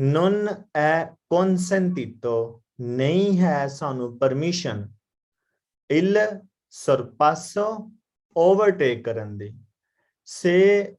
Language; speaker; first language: Italian; non-native, learner; Punjabi